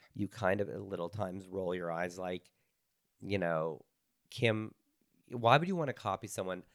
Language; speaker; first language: English; native; English